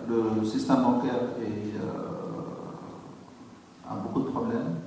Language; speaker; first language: French; non-native, local second language; Arabic